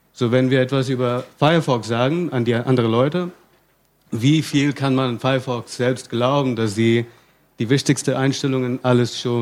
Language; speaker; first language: German; non-native, fluent; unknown